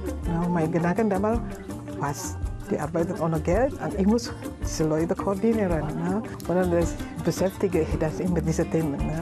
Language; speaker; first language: German; non-native, learner; Indonesian